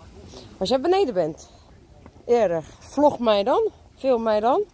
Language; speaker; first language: Dutch; native; Dutch